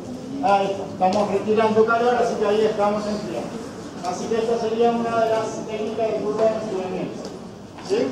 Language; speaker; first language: Spanish; native; Spanish